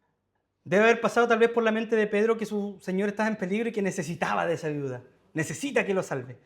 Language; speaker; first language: Spanish; native; Spanish